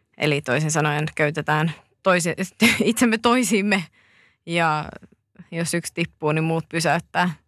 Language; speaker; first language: Finnish; native; Finnish